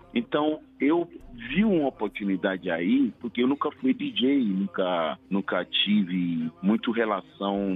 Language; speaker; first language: Portuguese; non-native, fluent; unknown